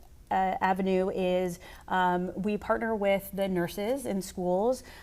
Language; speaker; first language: English; native; English